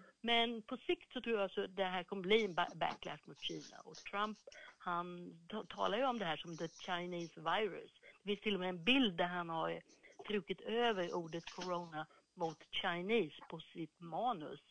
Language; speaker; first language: Swedish; native; Swedish